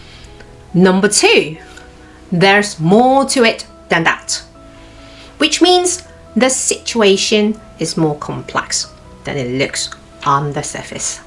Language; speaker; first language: English; non-native, fluent; Cantonese